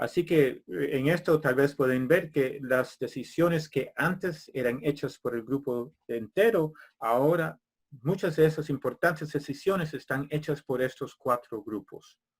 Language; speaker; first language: Spanish; non-native, fluent; English